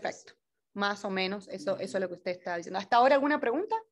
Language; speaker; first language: Spanish; native; Spanish